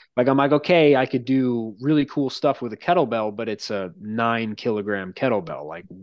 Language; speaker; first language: English; native; English